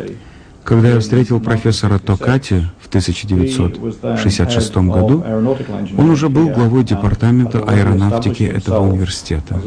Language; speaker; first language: Russian; native; Russian